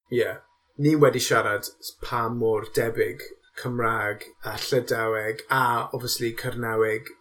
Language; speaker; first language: Welsh; non-native, local second language; English